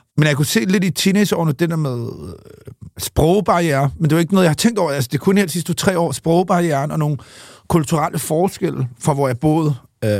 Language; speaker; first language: Danish; early bilingual, other home language; English